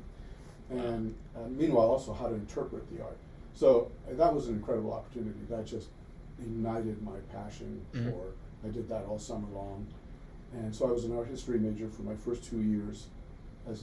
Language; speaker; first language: English; native; English